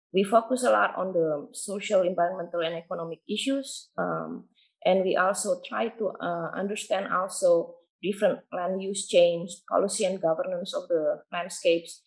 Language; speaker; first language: English; non-native, fluent; Indonesian